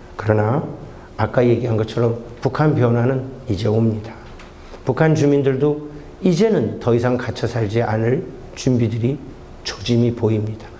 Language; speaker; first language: Korean; native; Korean